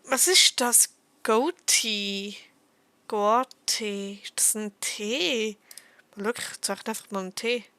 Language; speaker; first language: German; native; German